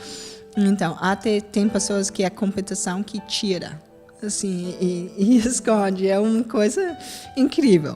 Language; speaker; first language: Portuguese; non-native, fluent; English